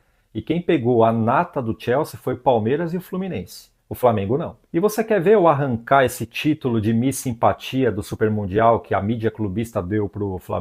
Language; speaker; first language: Portuguese; native; Portuguese